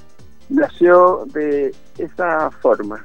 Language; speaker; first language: Spanish; native; Spanish